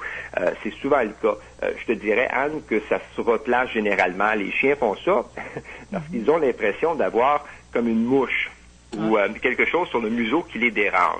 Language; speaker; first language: French; native; French